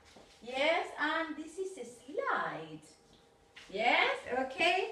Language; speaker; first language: English; non-native, fluent; Spanish